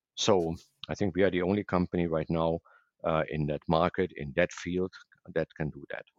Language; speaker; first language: English; non-native, fluent; German